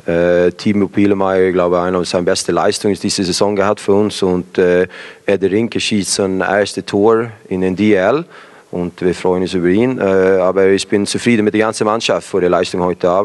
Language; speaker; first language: German; non-native, fluent; Swedish